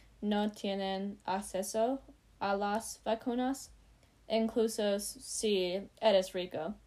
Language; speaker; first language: Spanish; non-native, learner; English